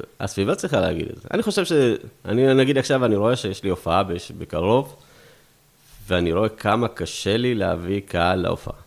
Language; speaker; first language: Hebrew; early bilingual, other home language; Amharic